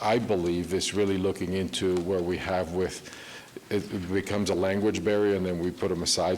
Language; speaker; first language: English; early bilingual, other home language; Spanish